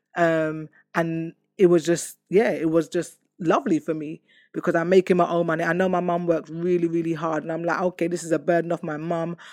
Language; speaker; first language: English; native; English